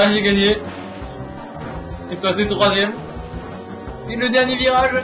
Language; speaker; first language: French; native; French